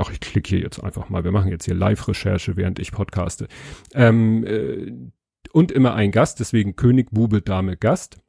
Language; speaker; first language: German; native; German